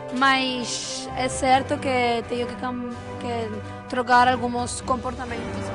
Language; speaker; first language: Portuguese; non-native, learner; Spanish